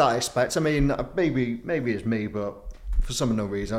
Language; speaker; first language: English; native; English